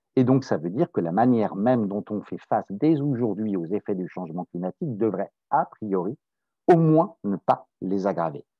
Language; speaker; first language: French; native; French